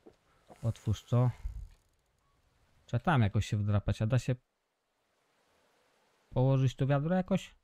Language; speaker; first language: Polish; native; Polish